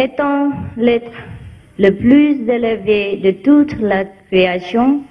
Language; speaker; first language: French; non-native, fluent; Vietnamese